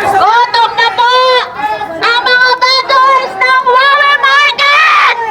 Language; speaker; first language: Filipino; native; Filipino